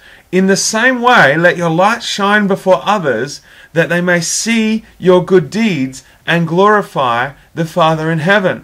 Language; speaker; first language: English; native; English